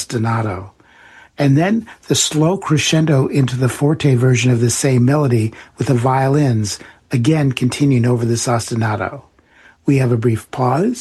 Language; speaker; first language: English; native; English